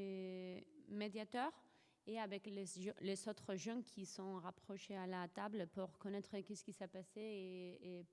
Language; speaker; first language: French; non-native, fluent; Spanish